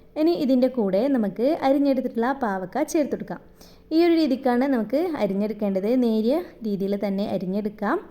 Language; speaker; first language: Malayalam; native; Malayalam